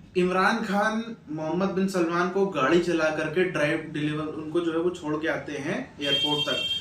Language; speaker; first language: Hindi; native; Hindi